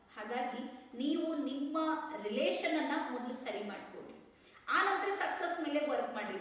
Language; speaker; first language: Kannada; native; Kannada